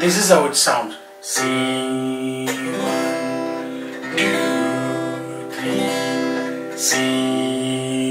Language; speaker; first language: English; non-native, local second language; Telugu